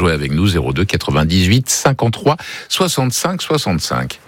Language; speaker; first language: French; native; French